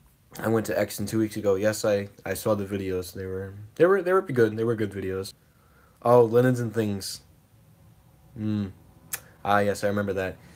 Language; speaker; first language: English; native; English